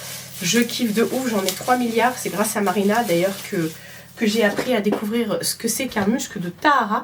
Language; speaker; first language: French; native; French